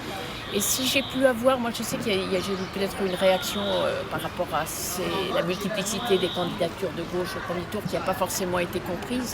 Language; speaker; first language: French; native; French